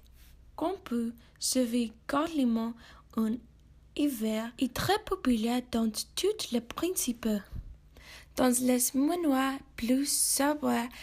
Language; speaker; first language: French; non-native, learner; English